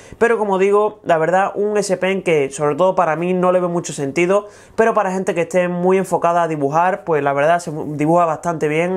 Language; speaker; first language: Spanish; native; Spanish